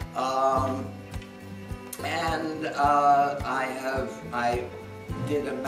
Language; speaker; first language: English; native; English